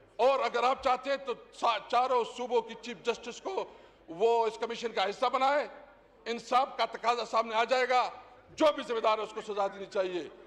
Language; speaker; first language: Urdu; non-native, local second language; Pashto